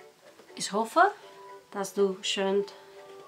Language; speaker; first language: German; non-native, learner; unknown